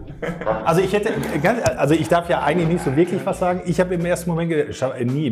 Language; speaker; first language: German; native; German